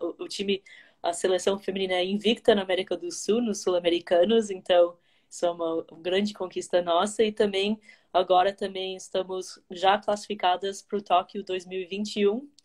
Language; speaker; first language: Portuguese; early bilingual, heritage; English